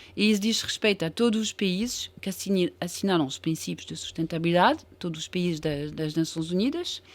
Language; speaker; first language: Portuguese; non-native, fluent; French